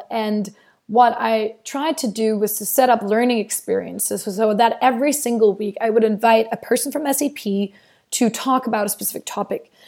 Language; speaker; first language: English; non-native, fluent; Danish